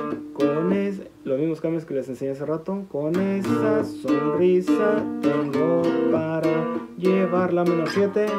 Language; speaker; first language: Spanish; native; Spanish